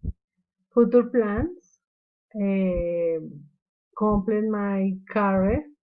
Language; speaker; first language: English; non-native, learner; Spanish